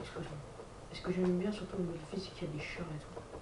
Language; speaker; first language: French; native; French